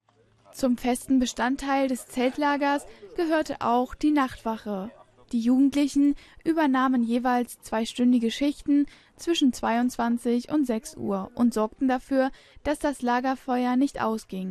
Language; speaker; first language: German; native; German